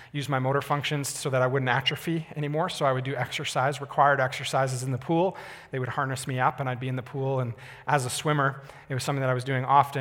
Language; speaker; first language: English; native; English